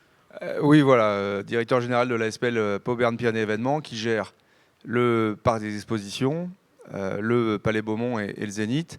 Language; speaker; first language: French; native; French